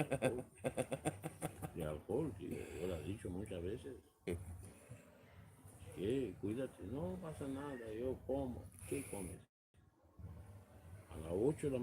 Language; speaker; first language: Spanish; non-native, learner; Romanian